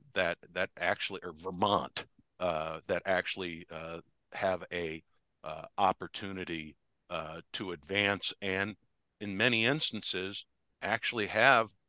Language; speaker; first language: English; native; English